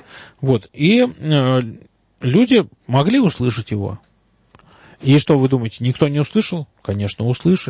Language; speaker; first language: Russian; native; Russian